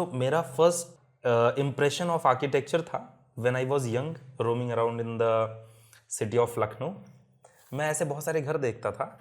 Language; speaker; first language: Hindi; native; Hindi